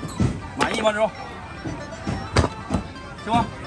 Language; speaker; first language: Chinese; native; Chinese